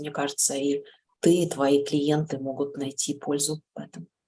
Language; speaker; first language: Russian; native; Russian